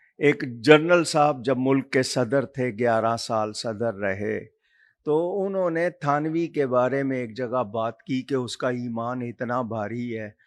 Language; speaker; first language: Urdu; non-native, local second language; Punjabi